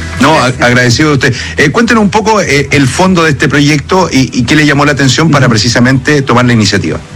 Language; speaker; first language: Spanish; native; Spanish